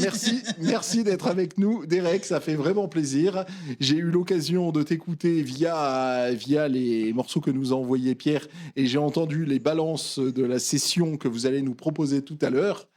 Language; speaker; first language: French; native; French